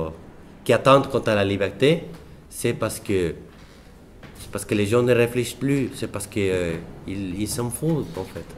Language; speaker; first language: French; non-native, fluent; Spanish